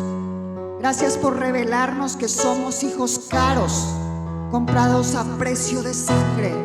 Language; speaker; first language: Spanish; native; Spanish